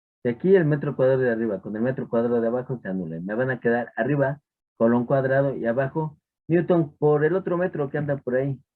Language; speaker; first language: Spanish; native; Spanish